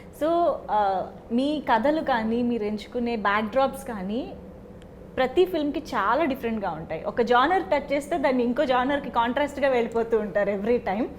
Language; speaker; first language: Telugu; native; Telugu